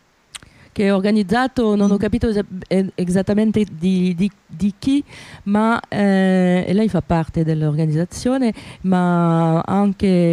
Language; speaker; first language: Italian; non-native, fluent; French